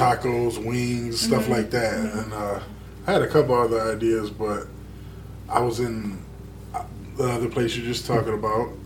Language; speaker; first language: English; native; English